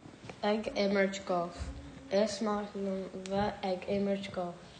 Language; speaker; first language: Irish; non-native, local second language; English